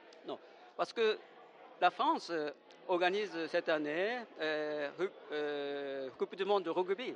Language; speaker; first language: French; non-native, fluent; Japanese